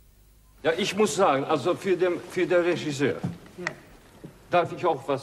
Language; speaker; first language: German; non-native, fluent; Swedish